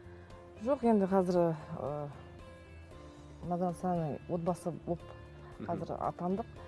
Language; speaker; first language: Kazakh; non-native, local second language; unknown